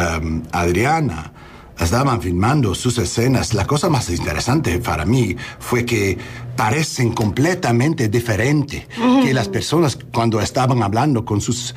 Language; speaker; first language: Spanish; early bilingual, heritage; English